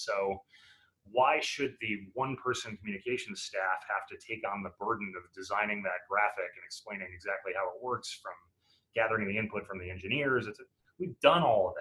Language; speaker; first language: English; native; English